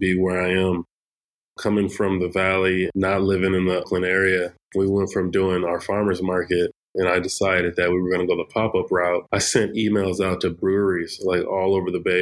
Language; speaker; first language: English; native; English